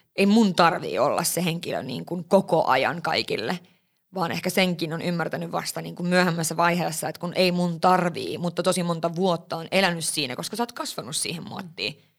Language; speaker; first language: Finnish; early bilingual, heritage; Finnish